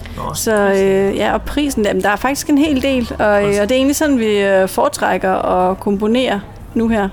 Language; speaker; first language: Danish; native; Danish